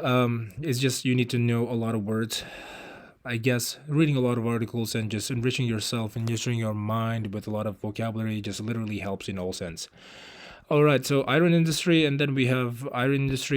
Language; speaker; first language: English; non-native, fluent; Uzbek